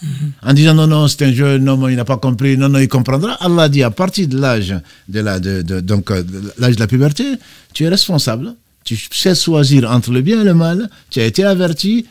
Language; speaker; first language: French; native; French